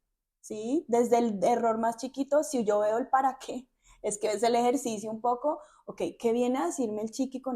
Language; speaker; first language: Spanish; native; Spanish